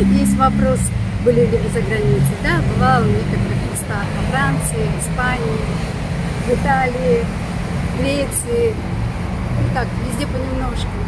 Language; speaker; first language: Russian; native; Russian